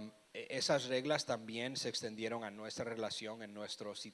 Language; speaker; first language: Spanish; early bilingual, heritage; Spanish